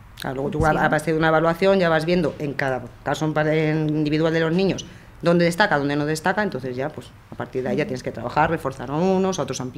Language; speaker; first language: Spanish; native; Spanish